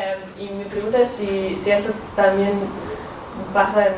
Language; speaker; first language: Spanish; non-native, fluent; German